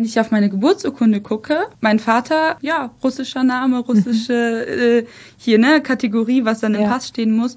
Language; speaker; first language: German; early bilingual, other home language; Russian